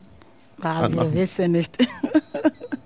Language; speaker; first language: German; non-native, learner; Akan